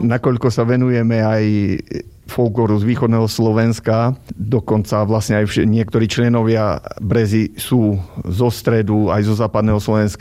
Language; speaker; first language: Slovak; native; Slovak